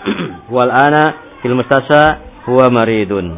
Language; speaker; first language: Arabic; non-native, fluent; Indonesian